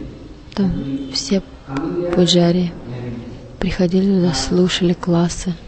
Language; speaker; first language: Russian; non-native, learner; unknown